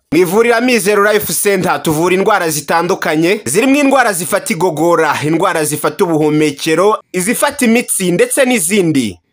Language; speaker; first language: Kinyarwanda; native; Kinyarwanda